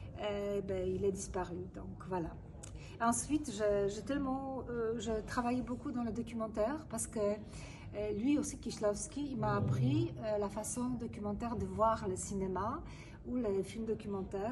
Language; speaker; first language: French; non-native, fluent; Polish